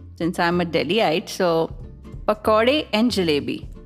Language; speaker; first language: English; non-native, local second language; Punjabi